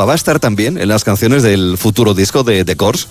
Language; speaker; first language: Spanish; native; Spanish